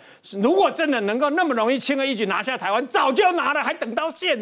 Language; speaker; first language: Chinese; native; Chinese